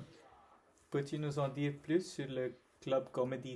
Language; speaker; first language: French; non-native, learner; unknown